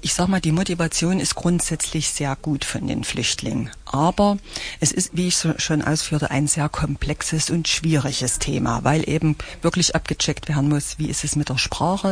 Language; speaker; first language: German; native; German